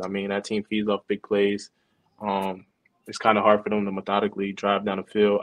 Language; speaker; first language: English; native; English